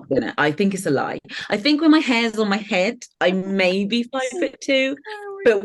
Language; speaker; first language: English; native; English